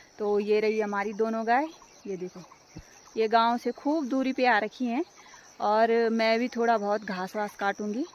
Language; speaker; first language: Hindi; non-native, local second language; Garhwali